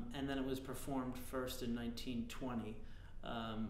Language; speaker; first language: English; native; English